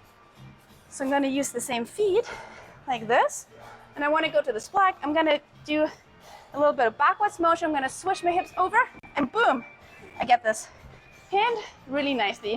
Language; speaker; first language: English; native; English